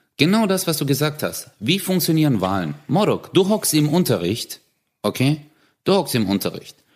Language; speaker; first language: German; early bilingual, other home language; Turkish